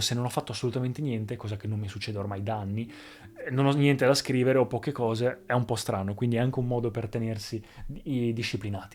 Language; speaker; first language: Italian; native; Italian